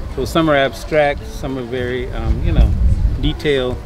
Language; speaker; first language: English; native; English